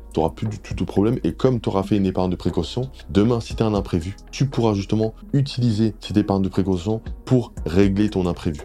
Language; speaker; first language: French; native; French